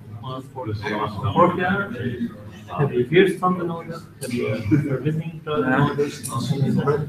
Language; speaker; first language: Dutch; non-native, fluent; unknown